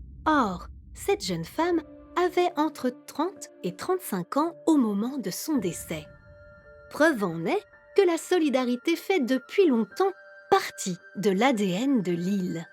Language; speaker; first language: French; native; French